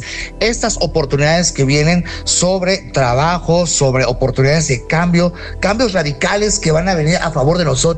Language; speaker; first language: Spanish; native; Spanish